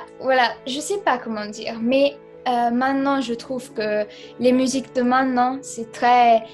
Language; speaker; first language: French; non-native, fluent; Italian